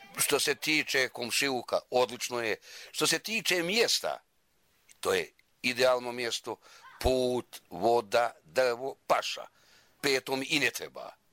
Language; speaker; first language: Croatian; native; Croatian